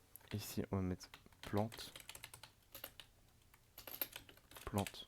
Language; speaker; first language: French; native; French